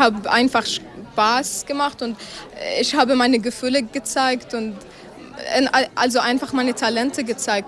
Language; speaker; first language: German; non-native, fluent; Arabic